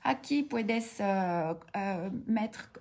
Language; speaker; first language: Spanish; non-native, learner; French